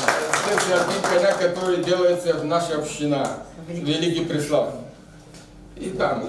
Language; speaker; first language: Russian; non-native, learner; Bulgarian